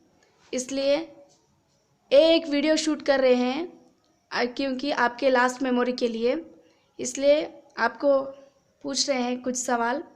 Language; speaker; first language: Hindi; non-native, local second language; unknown